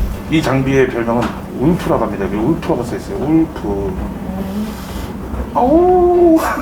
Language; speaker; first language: Korean; native; Korean